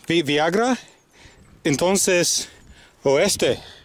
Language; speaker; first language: Spanish; non-native, learner; English